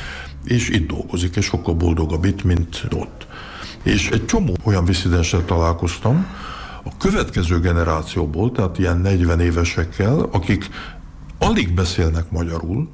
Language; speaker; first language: Hungarian; early bilingual, heritage; Hungarian